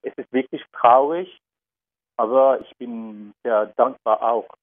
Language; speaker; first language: German; non-native, learner; Turkish